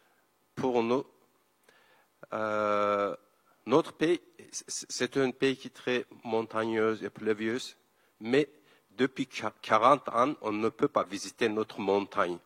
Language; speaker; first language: French; non-native, learner; Kurdish